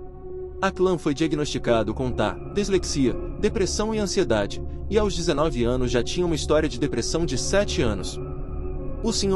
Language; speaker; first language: Portuguese; native; Portuguese